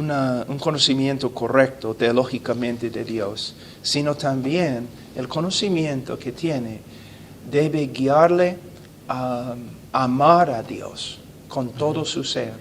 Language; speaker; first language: Spanish; non-native, fluent; English